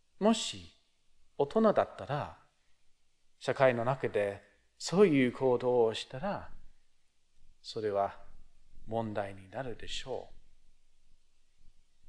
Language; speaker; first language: Japanese; non-native, fluent; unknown